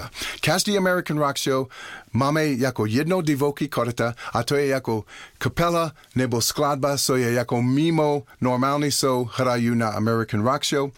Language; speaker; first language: Czech; non-native, learner; English